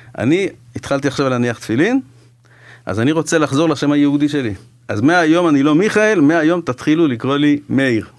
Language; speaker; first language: Hebrew; native; Hebrew